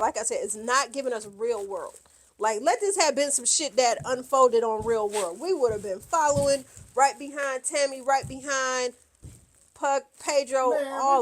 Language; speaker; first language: English; native; English